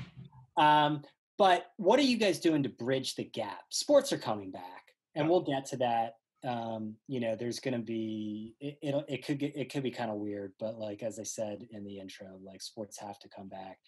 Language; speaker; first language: English; native; English